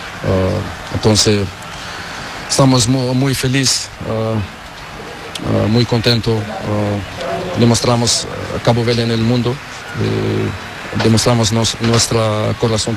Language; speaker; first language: Spanish; non-native, learner; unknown